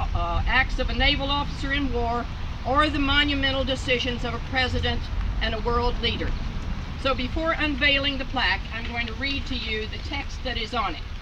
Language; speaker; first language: English; native; English